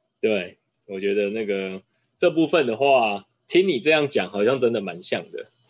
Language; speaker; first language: Chinese; native; Chinese